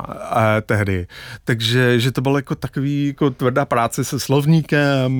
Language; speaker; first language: Czech; non-native, fluent; English